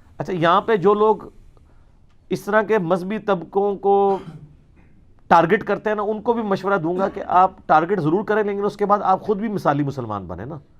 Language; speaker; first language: Urdu; non-native, local second language; Punjabi